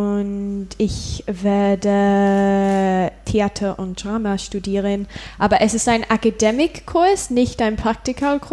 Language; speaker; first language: German; non-native, learner; English